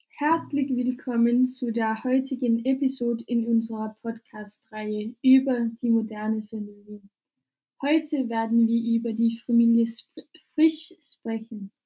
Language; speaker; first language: German; non-native, learner; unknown